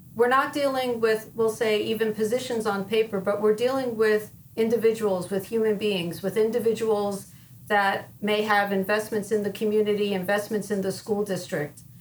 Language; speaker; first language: English; native; English